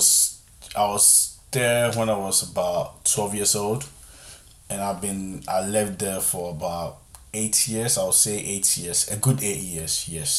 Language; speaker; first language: English; non-native, local second language; Akan